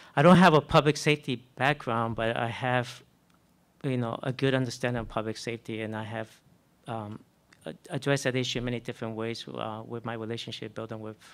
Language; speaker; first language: English; native; English